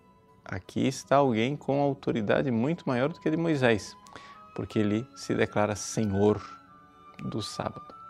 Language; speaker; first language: Portuguese; native; Portuguese